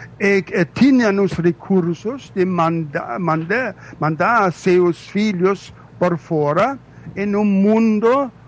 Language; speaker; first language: Portuguese; non-native, fluent; German